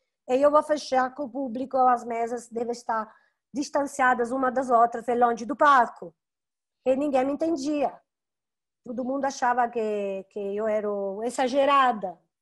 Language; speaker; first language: Portuguese; non-native, fluent; Italian